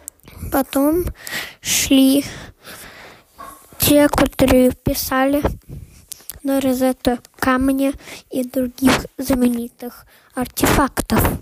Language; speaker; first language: Russian; early bilingual, heritage; Russian